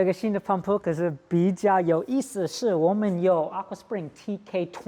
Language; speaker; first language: Chinese; non-native, fluent; English